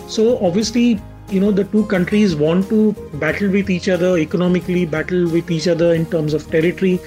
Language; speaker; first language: English; non-native, local second language; Hindi